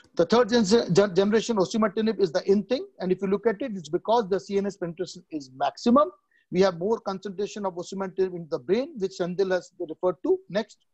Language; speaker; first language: English; non-native, local second language; Odia